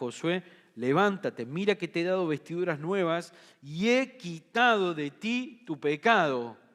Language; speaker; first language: Spanish; native; Spanish